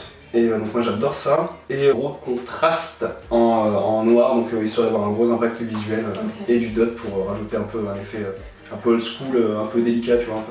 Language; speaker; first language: French; native; French